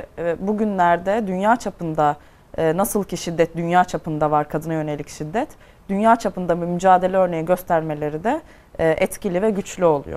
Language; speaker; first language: Turkish; native; Turkish